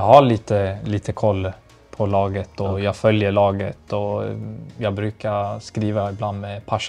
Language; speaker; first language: Swedish; early bilingual, other home language; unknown